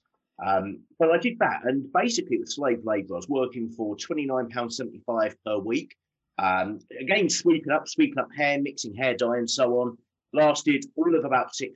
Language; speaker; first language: English; native; English